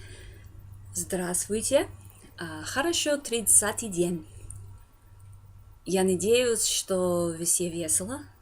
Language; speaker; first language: Russian; non-native, learner; English